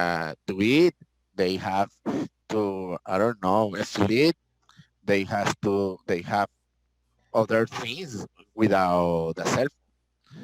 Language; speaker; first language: English; non-native, learner; Spanish